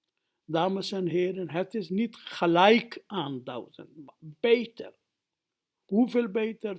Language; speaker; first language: Dutch; non-native, fluent; Urdu